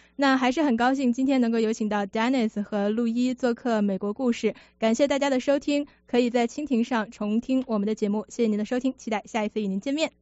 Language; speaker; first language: Chinese; native; Chinese